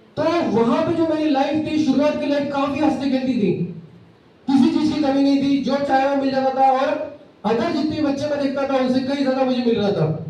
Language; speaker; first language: Hindi; native; Hindi